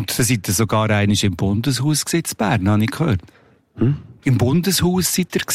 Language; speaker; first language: German; native; German